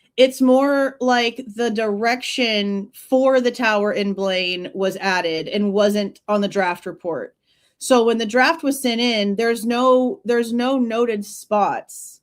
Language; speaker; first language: English; native; English